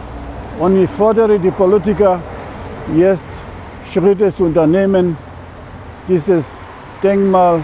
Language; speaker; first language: German; non-native, fluent; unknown